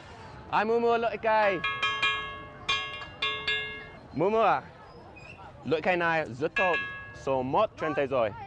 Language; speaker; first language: Vietnamese; non-native, learner; English